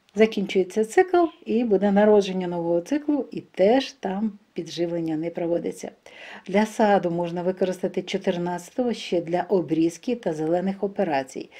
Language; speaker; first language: Ukrainian; non-native, local second language; Russian